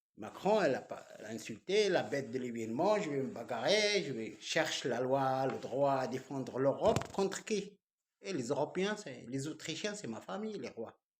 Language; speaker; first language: French; non-native, local second language; Arabic